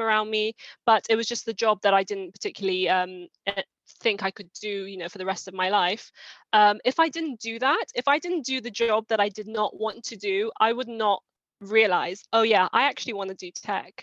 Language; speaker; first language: English; native; English